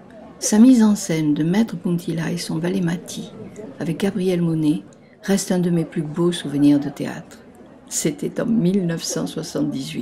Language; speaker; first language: French; native; French